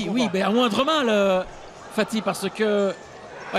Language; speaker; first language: French; native; French